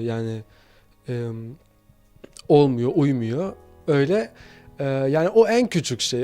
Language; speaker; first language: Turkish; early bilingual, other home language; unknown